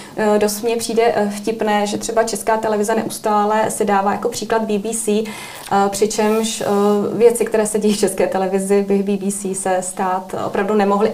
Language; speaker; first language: Czech; native; Czech